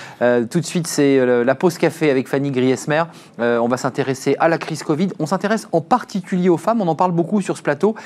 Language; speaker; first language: French; native; French